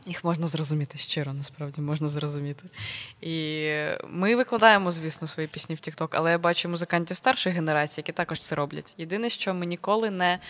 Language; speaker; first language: Ukrainian; native; Ukrainian